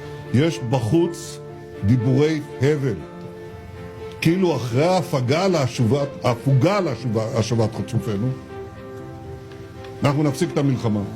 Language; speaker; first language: Hebrew; native; Hebrew